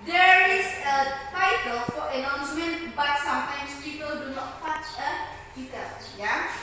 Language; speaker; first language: English; non-native, fluent; Indonesian